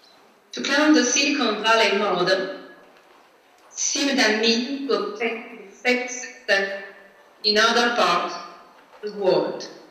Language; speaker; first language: English; non-native, learner; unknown